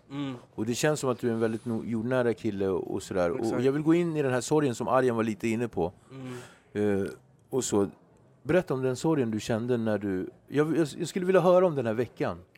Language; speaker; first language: Swedish; native; Swedish